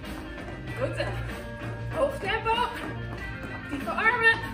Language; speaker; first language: Dutch; native; Dutch